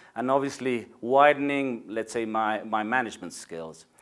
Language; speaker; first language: English; non-native, fluent; Spanish